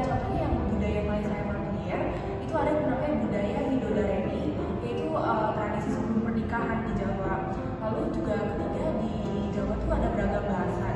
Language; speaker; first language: Indonesian; native; Indonesian